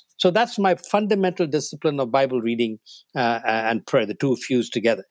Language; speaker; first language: English; non-native, local second language; Tamil